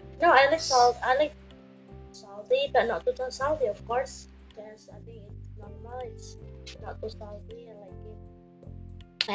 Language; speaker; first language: English; non-native, learner; Indonesian